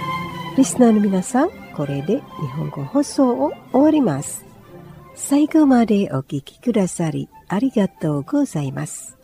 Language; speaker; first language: Japanese; non-native, fluent; Indonesian